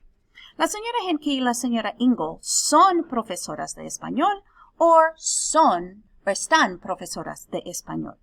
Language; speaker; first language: Spanish; non-native, fluent; English